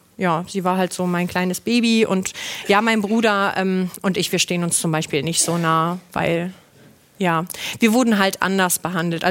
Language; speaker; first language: German; non-native, local second language; Luxembourgish